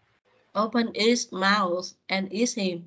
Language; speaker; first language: English; non-native, fluent; Vietnamese